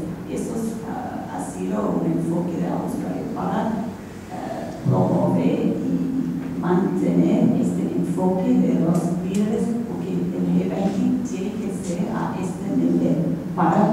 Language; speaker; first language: Spanish; non-native, fluent; English